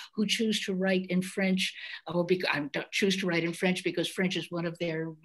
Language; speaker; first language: English; native; English